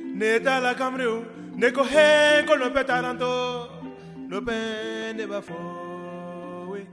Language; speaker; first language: Spanish; non-native, learner; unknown